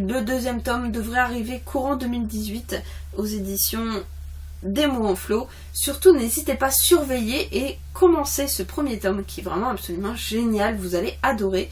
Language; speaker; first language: French; native; French